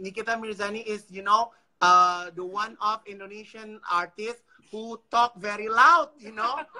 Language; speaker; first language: English; non-native, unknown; Indonesian